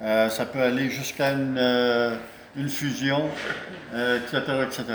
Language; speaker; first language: French; native; French